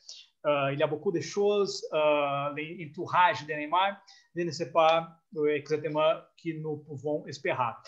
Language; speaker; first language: French; non-native, fluent; Portuguese